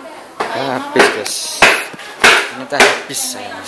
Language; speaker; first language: Indonesian; non-native, local second language; Javanese